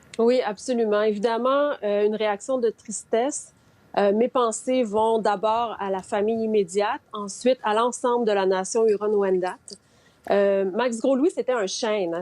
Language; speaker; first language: French; native; French